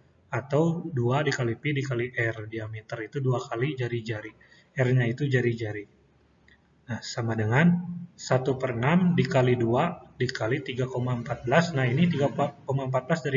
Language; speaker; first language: Indonesian; native; Indonesian